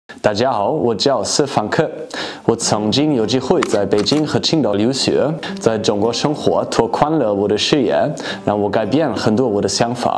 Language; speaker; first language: Chinese; non-native, fluent; German